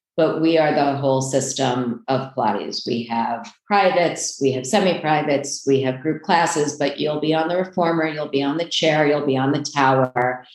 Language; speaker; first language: English; native; English